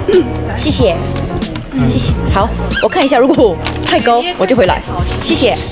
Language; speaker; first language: Chinese; non-native, fluent; English